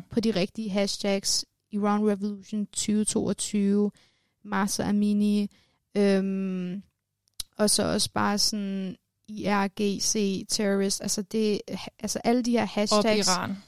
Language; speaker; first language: Danish; early bilingual, other home language; Persian